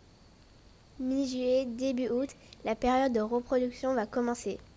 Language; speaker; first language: French; native; French